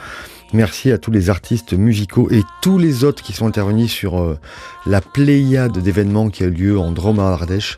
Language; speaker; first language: French; native; French